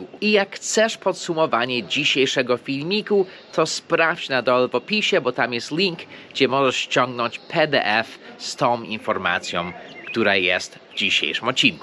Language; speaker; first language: Polish; early bilingual, heritage; Polish